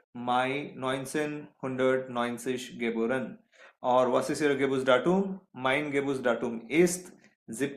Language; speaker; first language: German; non-native, fluent; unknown